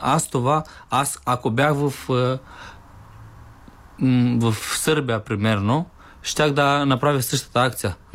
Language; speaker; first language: Bulgarian; non-native, learner; Romanian